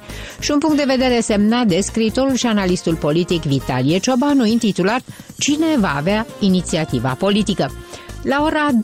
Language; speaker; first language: Romanian; native; Romanian